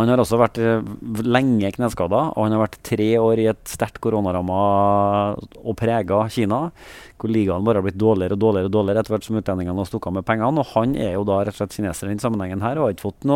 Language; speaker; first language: Norwegian; native; Norwegian